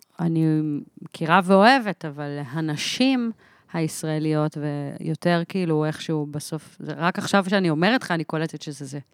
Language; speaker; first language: Hebrew; early bilingual, other home language; English